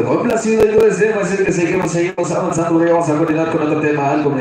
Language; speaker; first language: Spanish; non-native, local second language; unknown